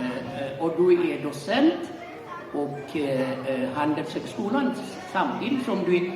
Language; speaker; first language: Swedish; non-native, fluent; Amharic